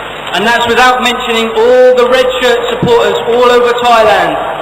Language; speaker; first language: English; native; English